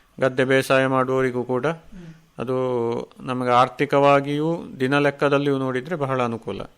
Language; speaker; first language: Kannada; native; Kannada